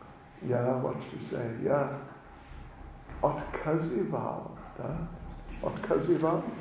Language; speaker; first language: Russian; non-native, learner; English